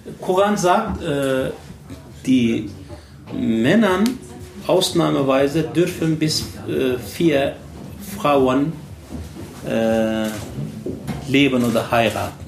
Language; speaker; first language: German; non-native, learner; Turkish